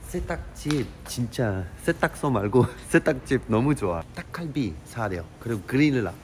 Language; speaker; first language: Korean; non-native, learner; French